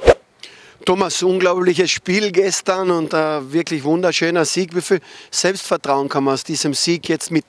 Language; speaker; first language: German; native; German